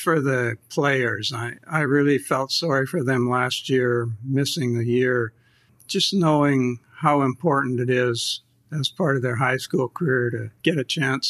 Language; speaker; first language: English; native; English